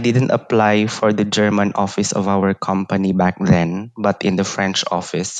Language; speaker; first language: English; non-native, local second language; Iloko